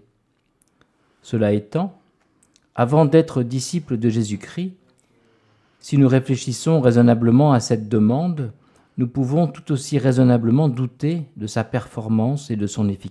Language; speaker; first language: French; native; French